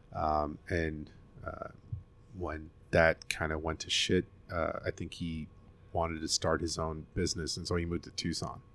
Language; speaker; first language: English; early bilingual, other home language; Hindi